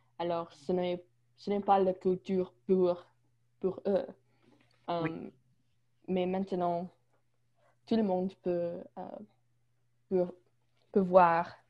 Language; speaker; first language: French; non-native, learner; English